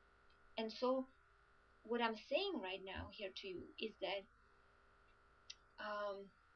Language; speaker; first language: English; non-native, fluent; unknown